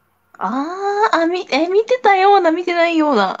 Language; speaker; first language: Japanese; native; Japanese